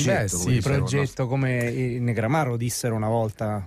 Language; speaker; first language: Italian; native; Italian